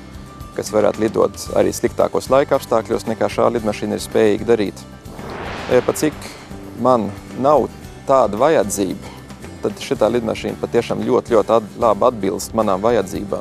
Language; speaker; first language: Latvian; native; Latvian